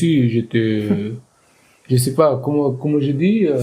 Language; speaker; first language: French; non-native, learner; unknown